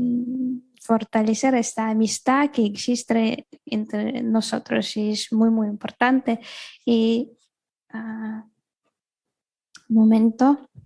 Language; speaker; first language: Spanish; non-native, fluent; Russian